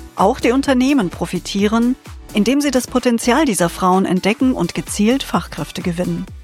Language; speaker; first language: German; native; German